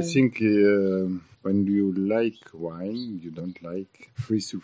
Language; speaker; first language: English; non-native, learner; French